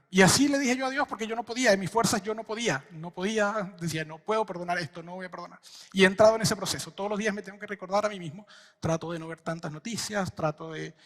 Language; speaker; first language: Spanish; native; Spanish